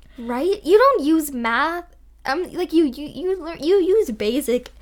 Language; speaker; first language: English; early bilingual, other home language; Hindi